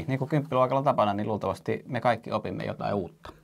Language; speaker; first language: Finnish; native; Finnish